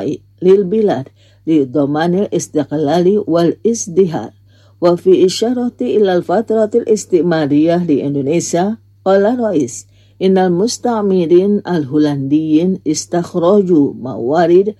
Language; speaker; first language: Arabic; non-native, fluent; Indonesian